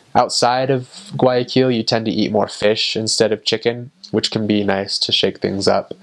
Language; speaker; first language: English; native; English